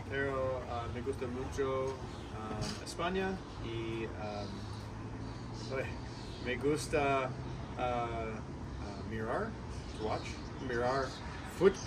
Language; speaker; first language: Spanish; non-native, learner; English